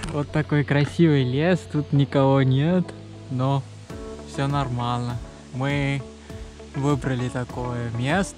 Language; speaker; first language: Russian; non-native, learner; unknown